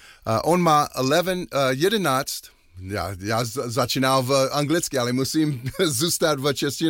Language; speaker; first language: Czech; non-native, learner; English